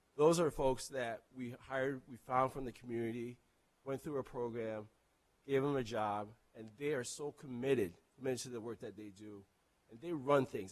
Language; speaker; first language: English; non-native, local second language; Akan